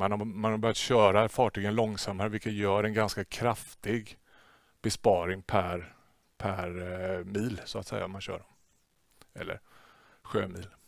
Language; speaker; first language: Swedish; native; Swedish